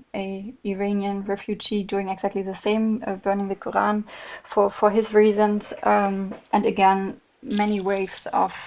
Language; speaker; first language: English; non-native, fluent; German